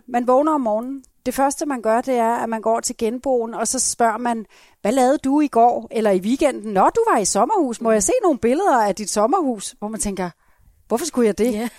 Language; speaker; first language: Danish; native; Danish